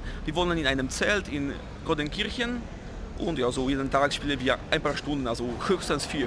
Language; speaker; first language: German; non-native, fluent; Polish